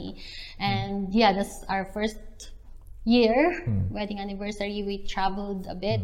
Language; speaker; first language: English; non-native, local second language; Filipino